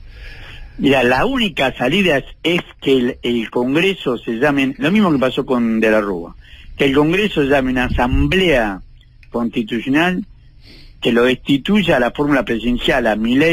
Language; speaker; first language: Spanish; native; Spanish